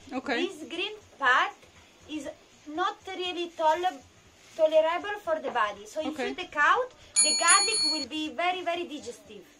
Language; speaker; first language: English; non-native, learner; Italian